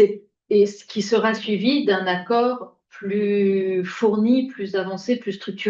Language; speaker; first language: French; native; French